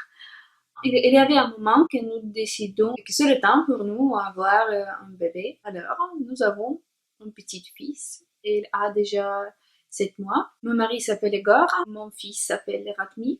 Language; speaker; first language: French; non-native, learner; Russian